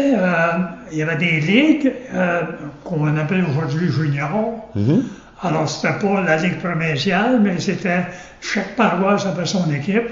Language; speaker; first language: French; native; French